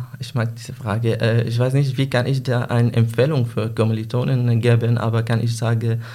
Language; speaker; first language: German; non-native, learner; Arabic